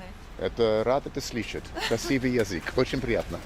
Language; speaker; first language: Russian; non-native, learner; English